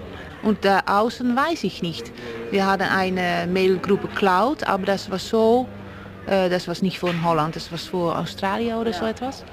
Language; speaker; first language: German; non-native, fluent; Dutch